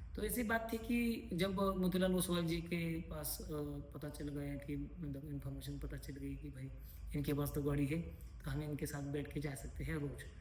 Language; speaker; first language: Hindi; non-native, local second language; Marathi